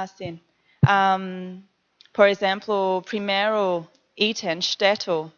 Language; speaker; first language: Portuguese; non-native, learner; English